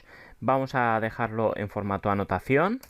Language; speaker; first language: Spanish; native; Spanish